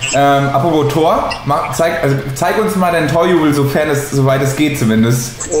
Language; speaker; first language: German; native; German